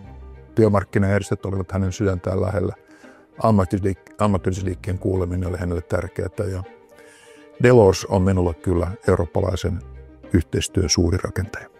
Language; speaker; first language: Finnish; native; Finnish